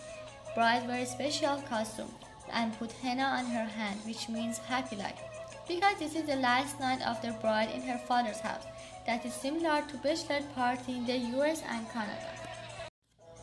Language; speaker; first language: English; non-native, learner; Persian